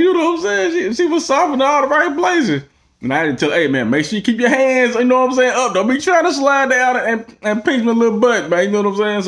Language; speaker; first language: English; native; English